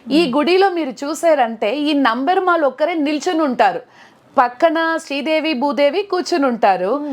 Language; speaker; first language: Telugu; non-native, local second language; Tamil